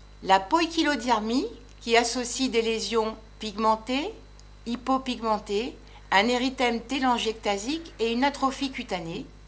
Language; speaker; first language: French; native; French